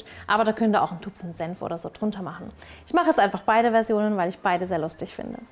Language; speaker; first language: German; native; German